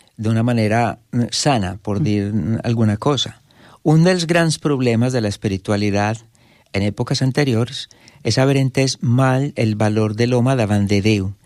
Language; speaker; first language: Catalan; non-native, fluent; Spanish